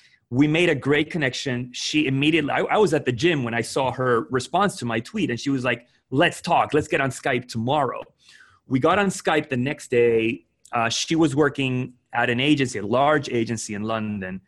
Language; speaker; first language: English; early bilingual, other home language; Spanish